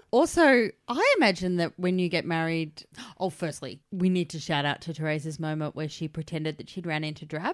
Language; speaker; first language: English; native; English